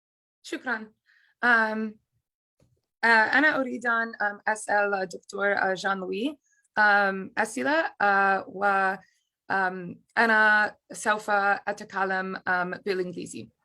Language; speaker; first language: Arabic; non-native, learner; English